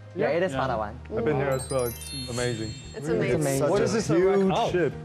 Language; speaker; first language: English; native; English